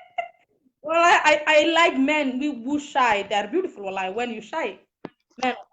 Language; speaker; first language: English; non-native, learner; Somali